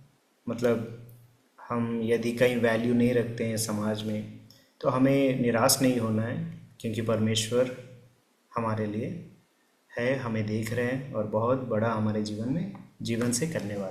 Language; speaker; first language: Hindi; native; Hindi